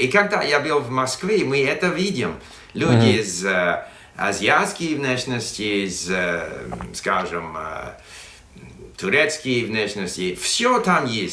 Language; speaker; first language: Russian; non-native, fluent; English